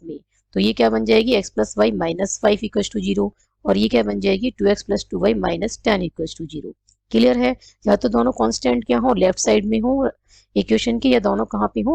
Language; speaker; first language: Hindi; native; Hindi